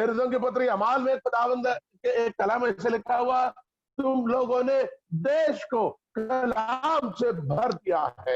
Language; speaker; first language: Hindi; non-native, local second language; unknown